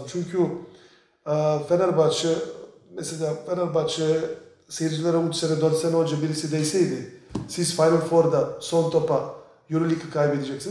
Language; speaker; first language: Turkish; non-native, fluent; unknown